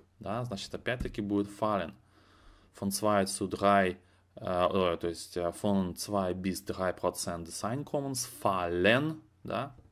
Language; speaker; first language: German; non-native, fluent; Russian